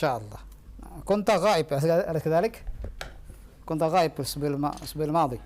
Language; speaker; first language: Arabic; non-native, fluent; Indonesian